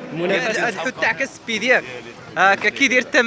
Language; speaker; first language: Arabic; native; Arabic